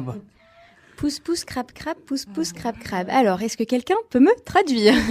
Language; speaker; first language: French; native; French